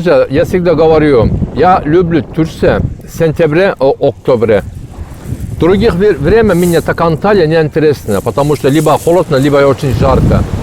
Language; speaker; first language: Russian; non-native, learner; Turkish